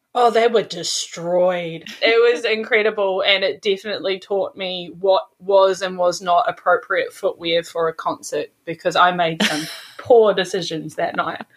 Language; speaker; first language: English; native; English